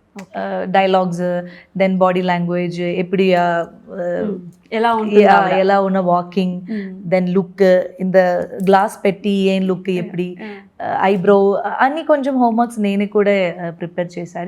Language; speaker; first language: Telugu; non-native, learner; Malayalam